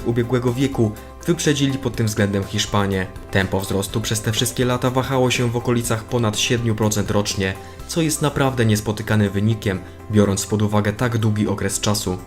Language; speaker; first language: Polish; native; Polish